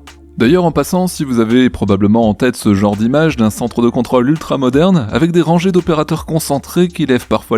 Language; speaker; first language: French; native; French